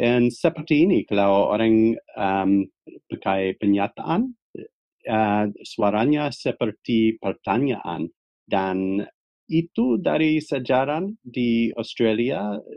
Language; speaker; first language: Indonesian; non-native, fluent; English